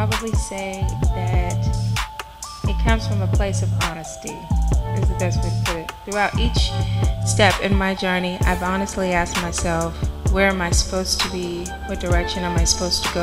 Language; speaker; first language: English; native; English